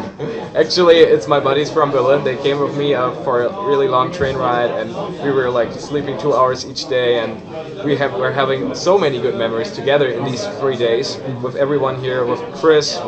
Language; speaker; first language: English; non-native, fluent; German